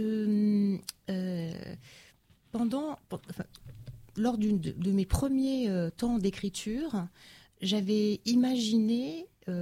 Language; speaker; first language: French; native; French